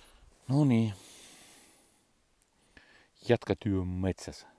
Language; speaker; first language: Finnish; non-native, learner; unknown